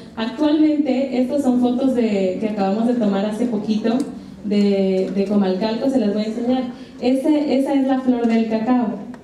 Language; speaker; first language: Spanish; native; Spanish